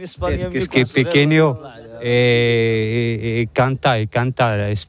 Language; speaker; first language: Spanish; non-native, learner; Arabic